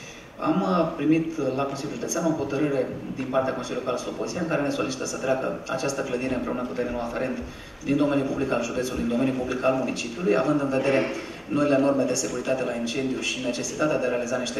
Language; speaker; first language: Romanian; native; Romanian